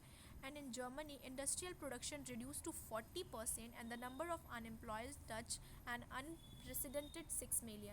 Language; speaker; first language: English; non-native, local second language; Hindi